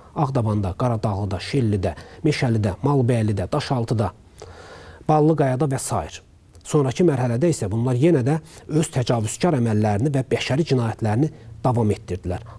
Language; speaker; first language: Azerbaijani; native; Azerbaijani